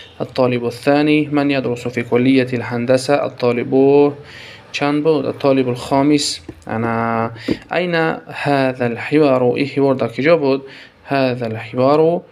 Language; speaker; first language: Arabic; non-native, fluent; Tajik